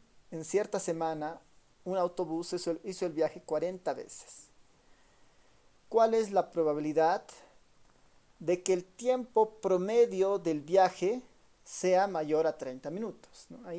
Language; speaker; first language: Spanish; native; Spanish